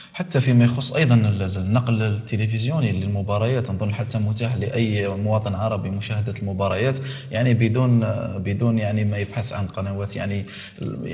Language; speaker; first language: Arabic; native; Arabic